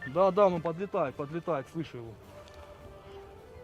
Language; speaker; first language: Russian; native; Russian